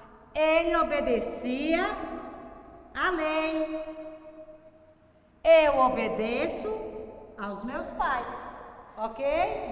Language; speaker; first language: Portuguese; native; Portuguese